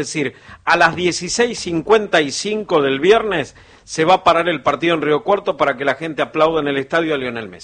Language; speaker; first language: Spanish; native; Spanish